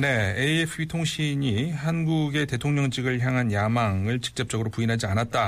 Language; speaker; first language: Korean; native; Korean